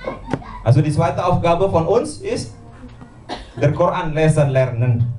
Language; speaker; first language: German; non-native, learner; Indonesian